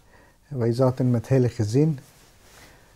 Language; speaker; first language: Dutch; non-native, fluent; Persian